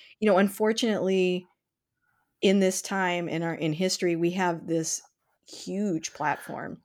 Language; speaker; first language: English; native; English